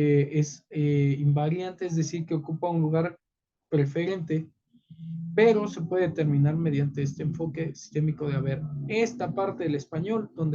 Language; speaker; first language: Spanish; native; Spanish